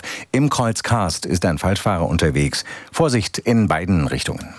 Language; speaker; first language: German; native; German